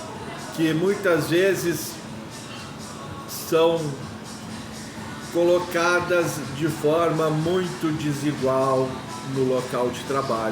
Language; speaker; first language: Portuguese; native; Portuguese